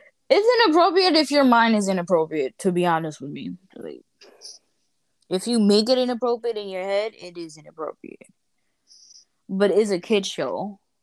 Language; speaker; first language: English; early bilingual, other home language; Spanish